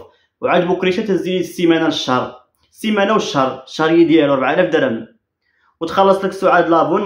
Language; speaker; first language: Arabic; native; Arabic